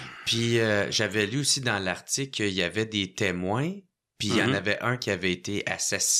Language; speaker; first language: French; native; French